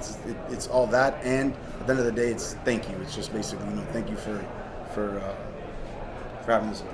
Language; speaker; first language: English; non-native, fluent; Spanish